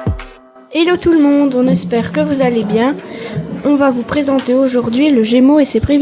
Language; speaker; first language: French; native; French